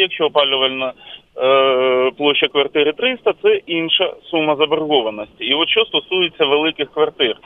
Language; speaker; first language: Ukrainian; native; Ukrainian